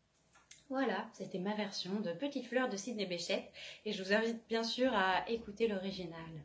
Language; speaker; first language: French; native; French